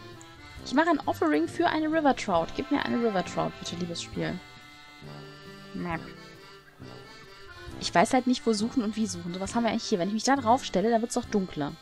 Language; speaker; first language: German; native; German